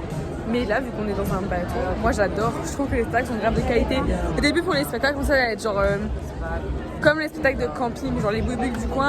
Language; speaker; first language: French; native; French